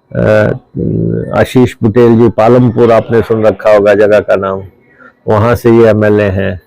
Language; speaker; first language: Hindi; native; Hindi